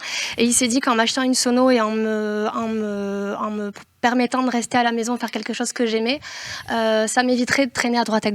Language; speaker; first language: French; native; French